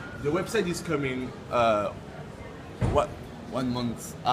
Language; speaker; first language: English; non-native, learner; French